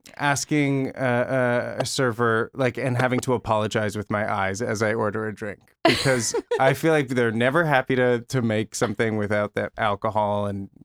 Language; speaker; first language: English; native; English